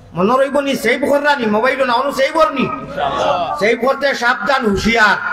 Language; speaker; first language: Bangla; native; Bangla